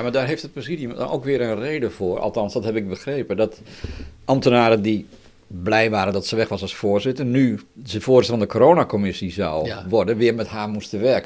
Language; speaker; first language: Dutch; native; Dutch